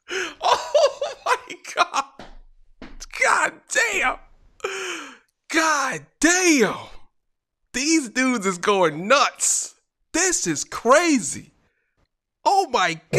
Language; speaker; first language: English; native; English